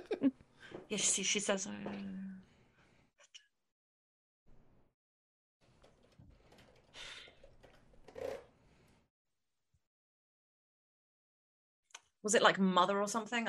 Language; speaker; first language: English; native; English